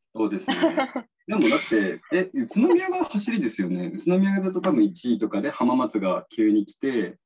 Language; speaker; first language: Japanese; native; Japanese